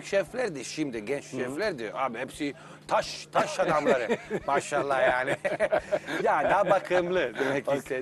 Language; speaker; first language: Turkish; non-native, learner; Italian